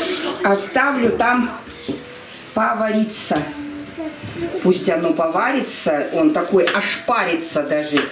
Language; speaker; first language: Russian; native; Russian